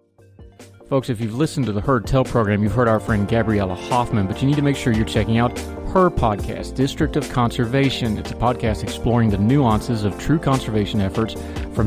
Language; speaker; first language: English; native; English